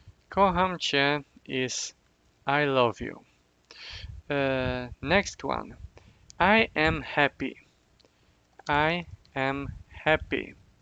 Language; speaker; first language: English; non-native, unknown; Polish